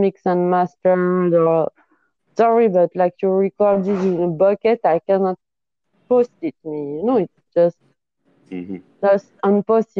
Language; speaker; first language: English; non-native, fluent; French